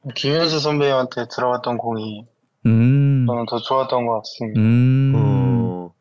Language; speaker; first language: Korean; native; Korean